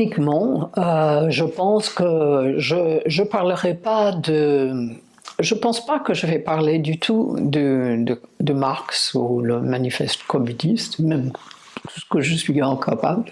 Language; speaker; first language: French; non-native, fluent; English